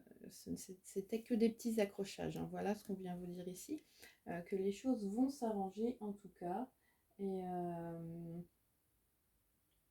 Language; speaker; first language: French; native; French